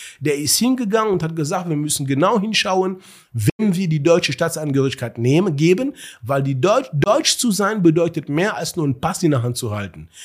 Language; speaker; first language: German; early bilingual, other home language; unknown